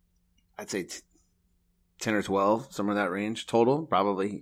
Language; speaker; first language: English; native; English